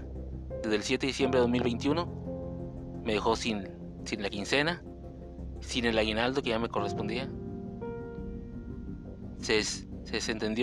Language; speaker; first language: Spanish; native; Spanish